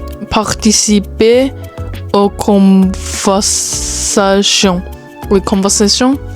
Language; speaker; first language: French; non-native, learner; Japanese